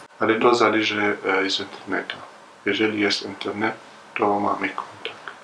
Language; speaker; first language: Polish; non-native, learner; Arabic